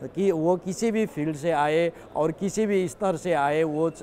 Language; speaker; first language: Hindi; non-native, local second language; Nepali